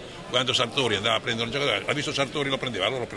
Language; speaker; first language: Italian; native; Italian